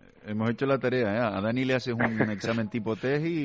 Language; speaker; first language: Spanish; native; Spanish